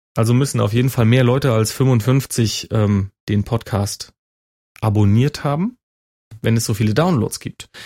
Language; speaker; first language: German; native; German